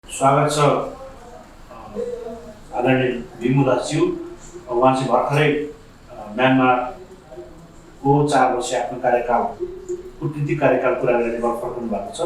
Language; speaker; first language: Nepali; native; Nepali